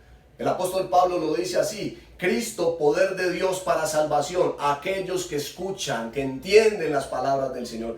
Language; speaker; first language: Spanish; native; Spanish